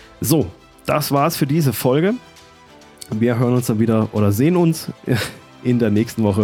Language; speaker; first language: German; native; German